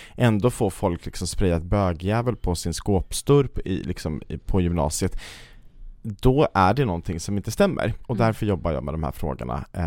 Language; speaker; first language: Swedish; native; Swedish